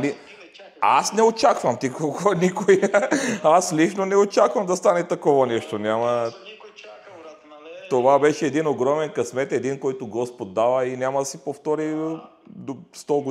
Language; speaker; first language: Bulgarian; non-native, fluent; Romanian